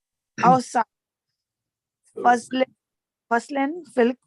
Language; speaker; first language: Arabic; non-native, learner; English